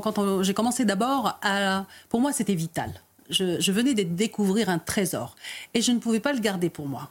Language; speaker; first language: French; early bilingual, other home language; Arabic